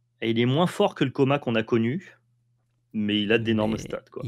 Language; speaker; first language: French; native; French